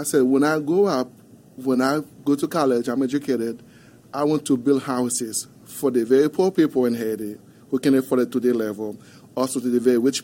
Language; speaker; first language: English; non-native, fluent; Haitian Creole